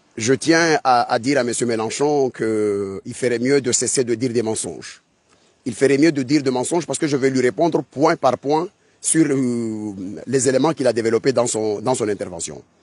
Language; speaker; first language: French; non-native, local second language; Ngazidja Comorian